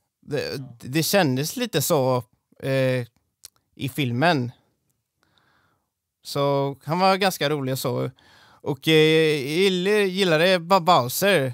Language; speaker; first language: Swedish; native; Swedish